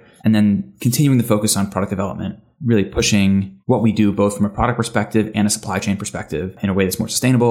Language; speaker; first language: English; native; English